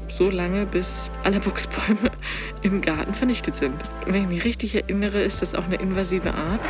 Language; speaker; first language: German; native; German